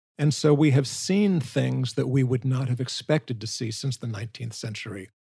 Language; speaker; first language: English; native; English